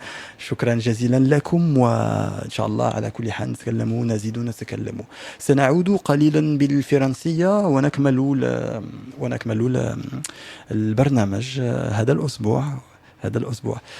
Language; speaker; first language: Arabic; non-native, learner; French